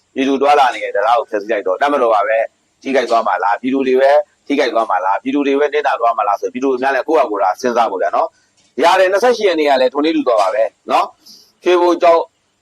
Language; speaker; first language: Burmese; native; Burmese